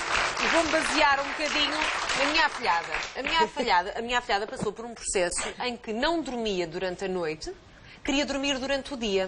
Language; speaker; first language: Portuguese; native; Portuguese